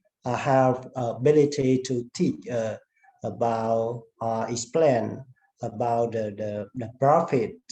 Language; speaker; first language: English; non-native, learner; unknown